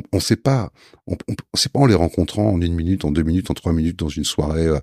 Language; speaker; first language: French; native; French